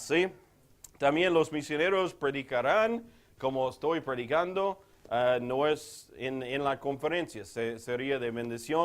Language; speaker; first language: Spanish; non-native, fluent; English